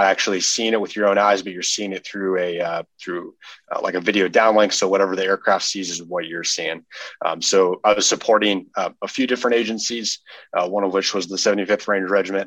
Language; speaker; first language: English; native; English